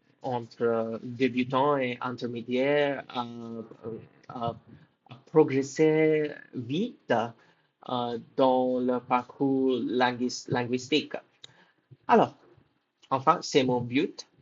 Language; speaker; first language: French; non-native, fluent; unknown